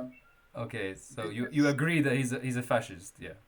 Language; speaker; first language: English; non-native, fluent; Kurdish